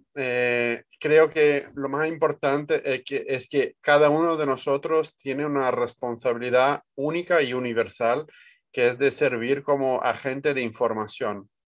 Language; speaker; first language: Spanish; non-native, fluent; Portuguese